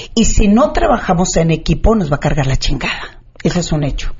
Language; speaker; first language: Spanish; native; Spanish